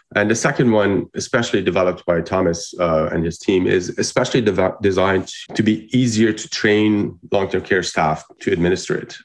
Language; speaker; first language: English; non-native, fluent; Persian